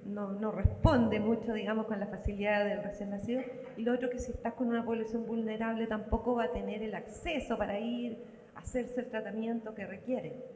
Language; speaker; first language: Spanish; native; Spanish